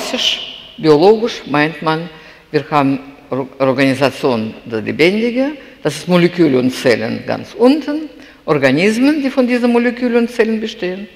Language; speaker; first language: German; non-native, fluent; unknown